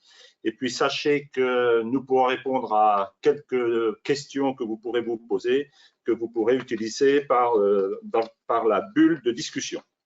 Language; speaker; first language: French; native; French